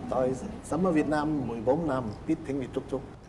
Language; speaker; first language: Vietnamese; non-native, learner; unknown